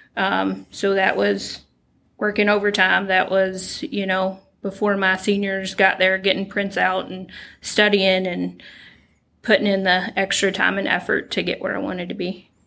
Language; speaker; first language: English; native; English